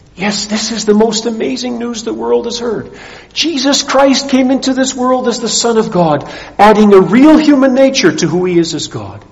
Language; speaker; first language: English; early bilingual, other home language; Dutch